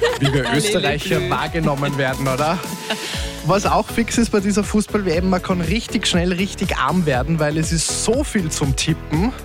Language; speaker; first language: German; native; German